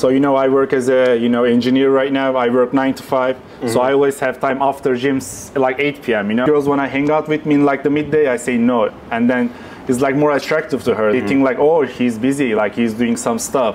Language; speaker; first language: English; non-native, fluent; Turkish